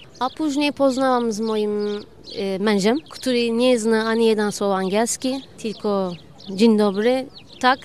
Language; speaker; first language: Polish; non-native, learner; Turkish